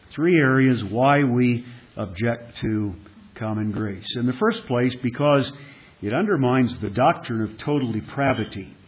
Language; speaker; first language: English; native; English